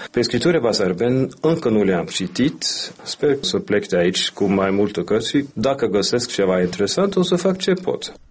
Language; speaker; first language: Romanian; non-native, fluent; Norwegian